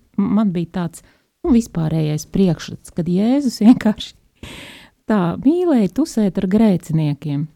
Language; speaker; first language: Latvian; native; Latvian